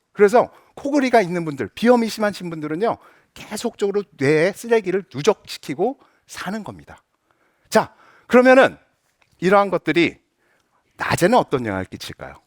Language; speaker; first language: Korean; native; Korean